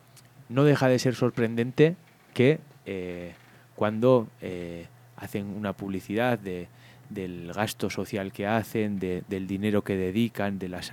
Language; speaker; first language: Spanish; native; Spanish